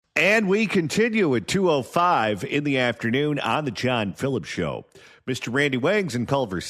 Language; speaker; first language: English; native; English